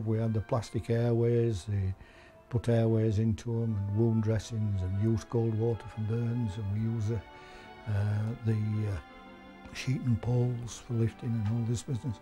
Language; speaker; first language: English; native; English